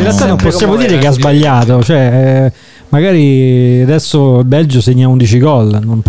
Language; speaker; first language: Italian; native; Italian